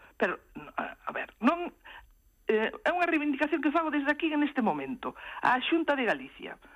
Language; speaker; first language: Galician; non-native, local second language; Spanish